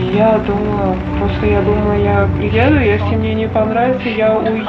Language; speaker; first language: Russian; non-native, learner; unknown